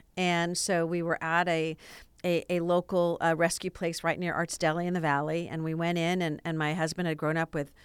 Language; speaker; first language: English; native; English